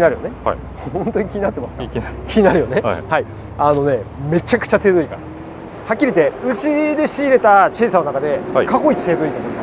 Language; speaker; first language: Japanese; native; Japanese